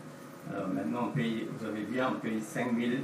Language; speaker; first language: French; non-native, fluent; Sinhala